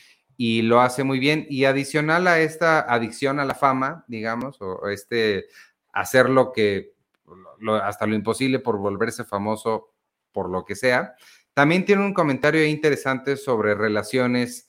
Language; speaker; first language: Spanish; native; Spanish